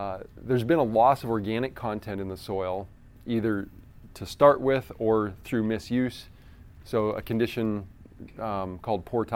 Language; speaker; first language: English; native; English